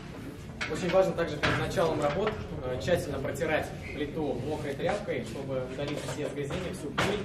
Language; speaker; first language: Russian; native; Russian